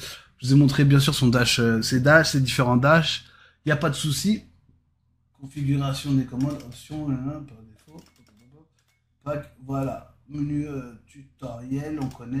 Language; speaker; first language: French; native; French